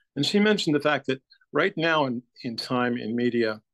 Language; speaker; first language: English; native; English